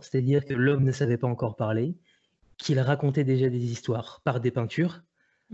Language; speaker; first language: French; native; French